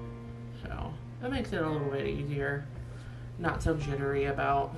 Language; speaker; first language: English; native; English